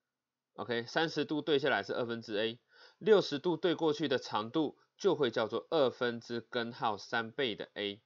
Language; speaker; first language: Chinese; native; Chinese